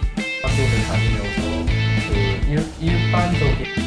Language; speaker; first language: Korean; native; Korean